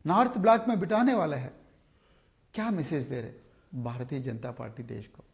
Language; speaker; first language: Hindi; non-native, local second language; Telugu